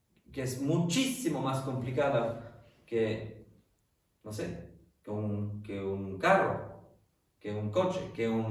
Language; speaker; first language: Spanish; non-native, fluent; French